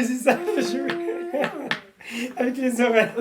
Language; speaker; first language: French; non-native, local second language; Arabic